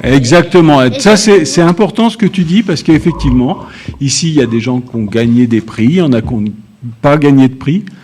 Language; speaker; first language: French; native; French